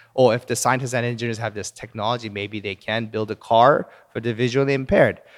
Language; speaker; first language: English; early bilingual, other home language; Korean